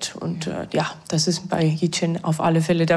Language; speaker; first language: German; native; German